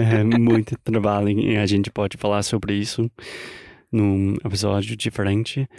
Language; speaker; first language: Portuguese; non-native, fluent; English